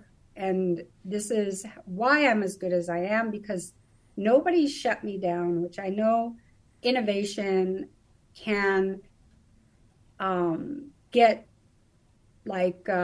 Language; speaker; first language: English; native; English